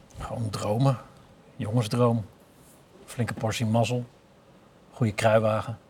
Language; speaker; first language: Dutch; native; Dutch